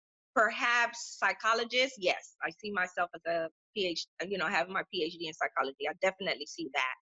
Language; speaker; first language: English; non-native, fluent; Spanish